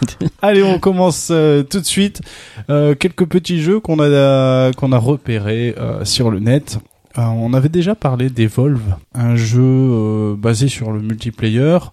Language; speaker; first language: French; native; French